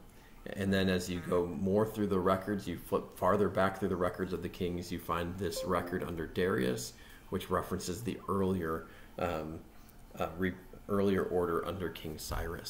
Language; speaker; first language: English; native; English